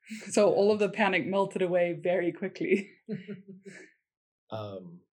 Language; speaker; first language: English; native; English